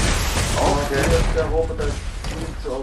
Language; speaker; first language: German; native; German